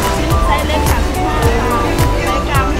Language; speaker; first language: Thai; native; Thai